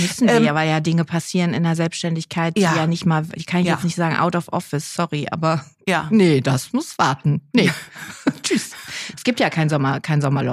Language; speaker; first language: German; native; German